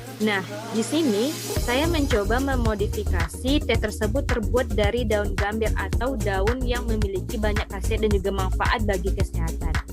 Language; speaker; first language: Indonesian; non-native, local second language; Minangkabau